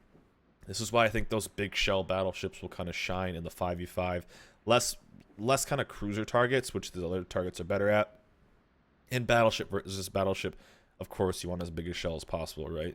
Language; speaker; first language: English; native; English